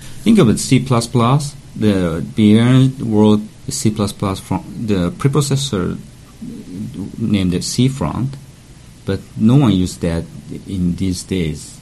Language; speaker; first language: English; non-native, learner; Japanese